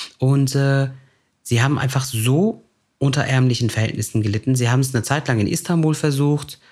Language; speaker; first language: German; early bilingual, other home language; Turkish